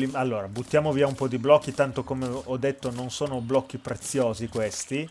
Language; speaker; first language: Italian; native; Italian